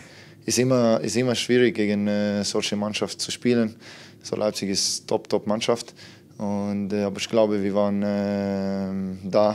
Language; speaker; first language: German; non-native, fluent; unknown